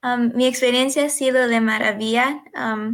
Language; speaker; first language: Spanish; early bilingual, heritage; Spanish